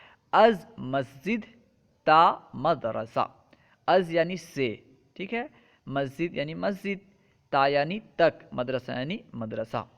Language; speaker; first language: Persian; non-native, fluent; Urdu